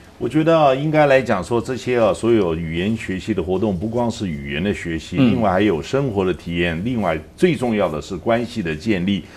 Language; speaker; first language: Chinese; native; Chinese